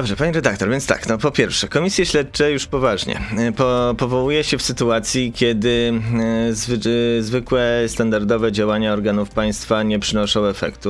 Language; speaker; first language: Polish; native; Polish